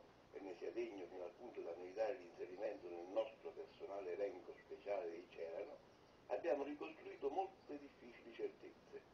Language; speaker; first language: Italian; native; Italian